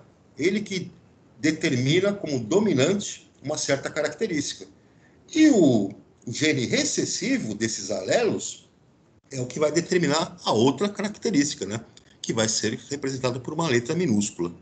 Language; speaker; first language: Portuguese; native; Portuguese